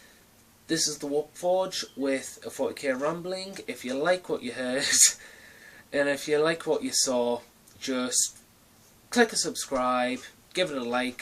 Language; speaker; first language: English; native; English